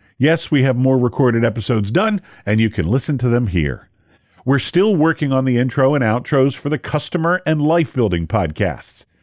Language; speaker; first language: English; native; English